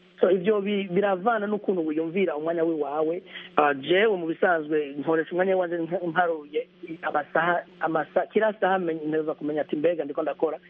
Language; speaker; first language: Rundi; early bilingual, heritage; Rundi